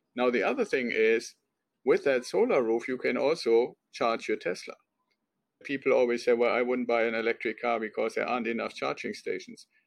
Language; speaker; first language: English; non-native, fluent; German